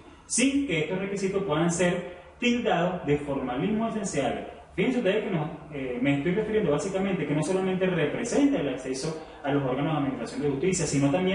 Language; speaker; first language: Spanish; native; Spanish